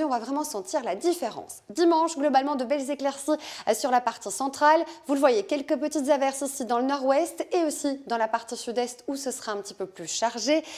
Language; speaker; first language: French; native; French